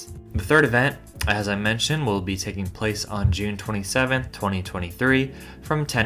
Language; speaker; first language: English; native; English